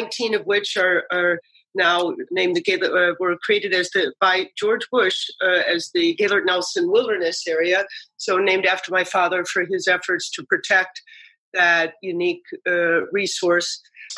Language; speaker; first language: English; native; English